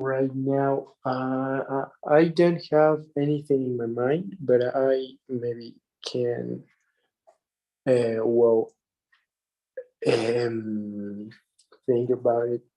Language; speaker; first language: English; non-native, learner; Spanish